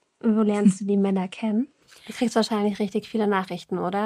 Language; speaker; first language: German; native; German